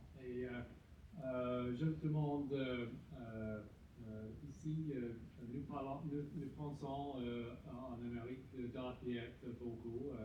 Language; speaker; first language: French; non-native, learner; English